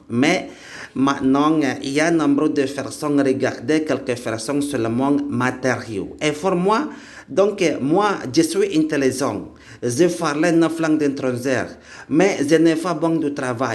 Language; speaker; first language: French; non-native, learner; Indonesian